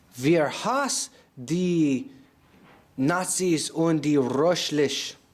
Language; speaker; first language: German; non-native, learner; English